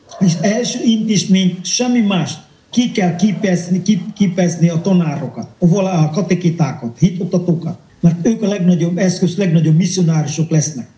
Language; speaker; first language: Hungarian; non-native, fluent; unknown